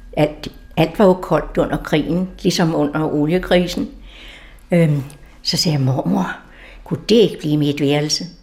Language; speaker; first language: Danish; native; Danish